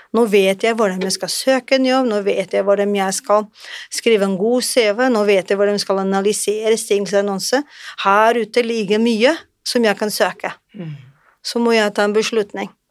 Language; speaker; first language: Norwegian; non-native, fluent; Portuguese